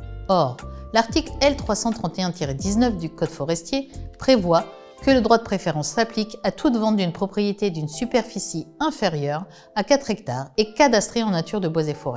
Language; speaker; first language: French; native; French